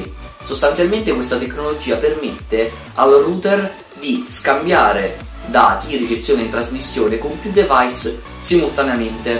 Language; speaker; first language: Italian; native; Italian